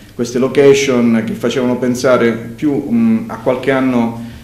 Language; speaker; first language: Italian; native; Italian